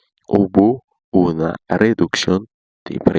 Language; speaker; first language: Spanish; non-native, learner; Haitian Creole